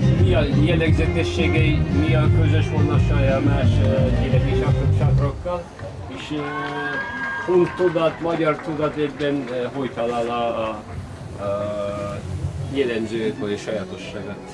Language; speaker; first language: Hungarian; non-native, fluent; Turkish